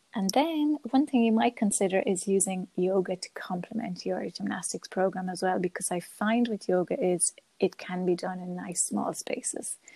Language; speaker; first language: English; native; English